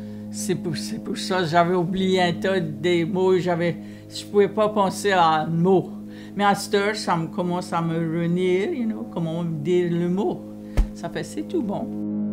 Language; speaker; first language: French; early bilingual, heritage; French